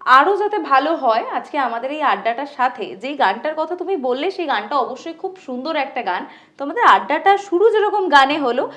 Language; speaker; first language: Bangla; native; Bangla